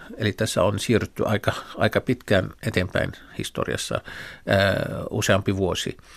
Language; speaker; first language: Finnish; non-native, fluent; Arabic